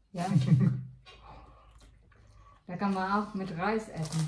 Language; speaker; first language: German; non-native, learner; Vietnamese